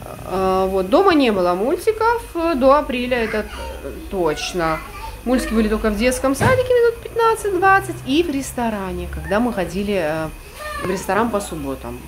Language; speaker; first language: Russian; native; Russian